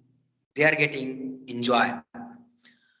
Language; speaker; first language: English; non-native, learner; Bhojpuri